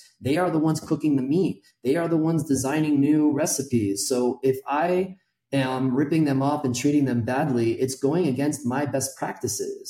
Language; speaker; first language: English; native; English